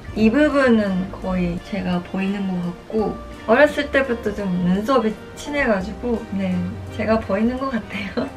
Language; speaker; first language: Korean; non-native, fluent; Japanese